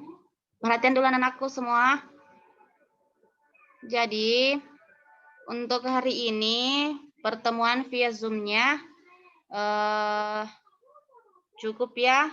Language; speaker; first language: Indonesian; non-native, local second language; Buginese